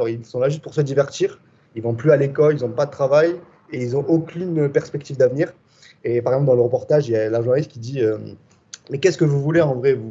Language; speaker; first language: French; native; French